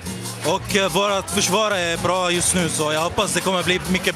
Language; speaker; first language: Swedish; non-native, learner; Spanish